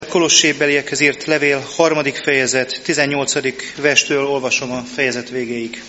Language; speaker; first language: Hungarian; native; Hungarian